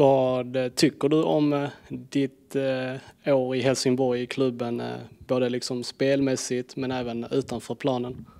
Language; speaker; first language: Swedish; native; Swedish